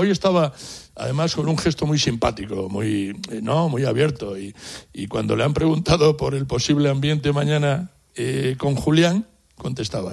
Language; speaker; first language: Spanish; native; Spanish